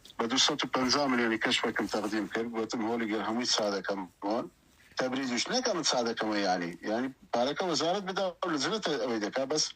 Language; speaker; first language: Central Kurdish; native; Central Kurdish